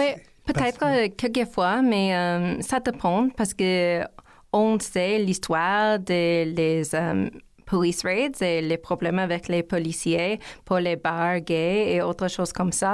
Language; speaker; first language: French; non-native, learner; English